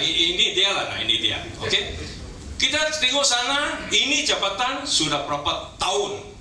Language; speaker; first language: Malay; non-native, local second language; Chinese